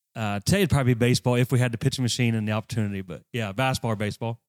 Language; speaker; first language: English; native; English